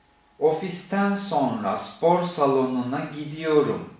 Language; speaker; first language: Turkish; non-native, fluent; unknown